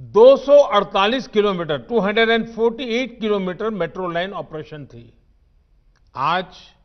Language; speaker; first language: Hindi; non-native, local second language; Gujarati